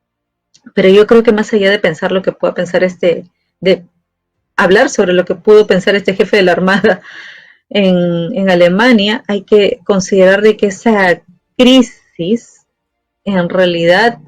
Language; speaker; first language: Spanish; native; Spanish